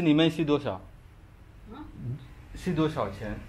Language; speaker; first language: Chinese; non-native, learner; Rundi